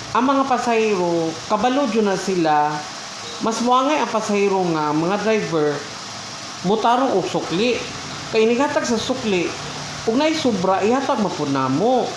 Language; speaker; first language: Cebuano; native; Cebuano